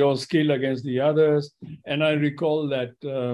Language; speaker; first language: English; non-native, local second language; Gujarati